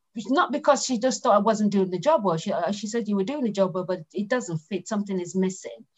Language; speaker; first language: English; non-native, local second language; Yoruba